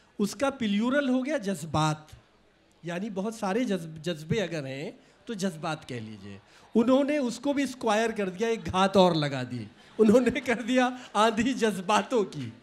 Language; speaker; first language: Hindi; native; Hindi